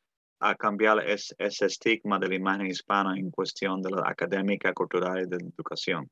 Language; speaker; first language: Spanish; early bilingual, heritage; Spanish